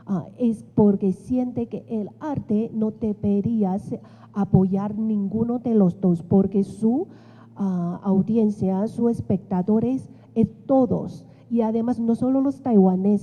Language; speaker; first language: Spanish; non-native, fluent; Chinese